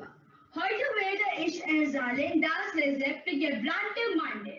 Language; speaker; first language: German; non-native, learner; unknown